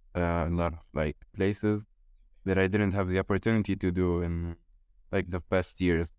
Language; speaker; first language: English; non-native, fluent; Arabic